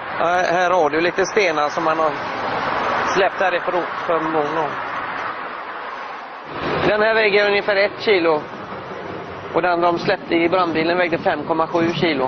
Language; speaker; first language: Swedish; native; Swedish